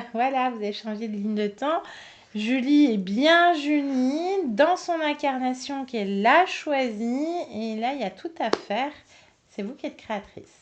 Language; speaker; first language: French; native; French